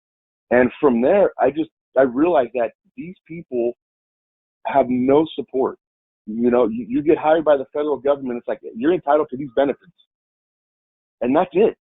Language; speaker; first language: English; native; English